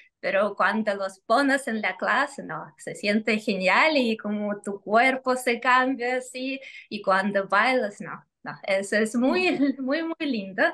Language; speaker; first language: Spanish; non-native, fluent; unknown